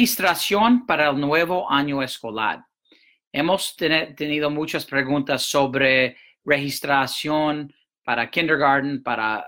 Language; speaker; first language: Spanish; non-native, fluent; English